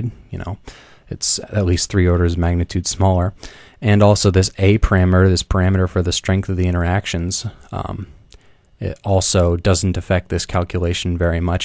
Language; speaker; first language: English; native; English